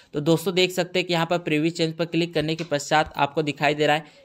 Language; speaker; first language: Hindi; native; Hindi